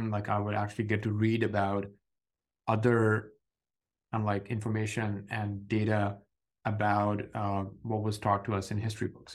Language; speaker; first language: English; non-native, local second language; Urdu